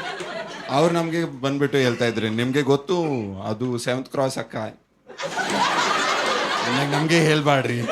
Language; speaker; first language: Kannada; non-native, learner; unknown